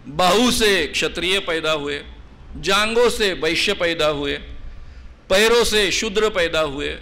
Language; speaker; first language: Hindi; non-native, local second language; Marathi